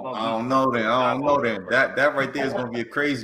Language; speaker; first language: English; native; English